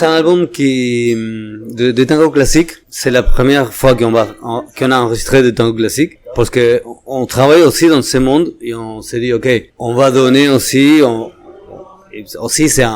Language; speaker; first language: French; non-native, fluent; Spanish